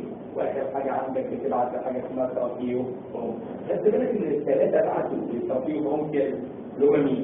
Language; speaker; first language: Arabic; native; Arabic